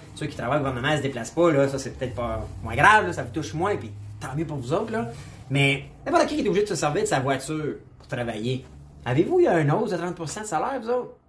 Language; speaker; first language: French; native; French